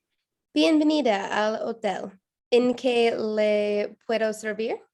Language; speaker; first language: Spanish; non-native, learner; English